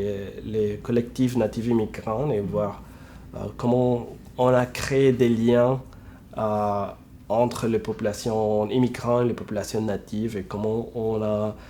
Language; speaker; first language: French; non-native, fluent; Spanish